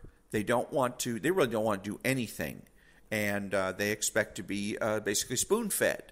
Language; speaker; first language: English; native; English